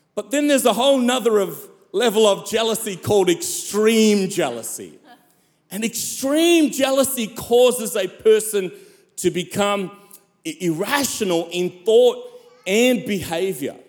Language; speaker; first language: English; native; English